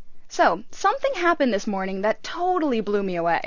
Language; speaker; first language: English; native; English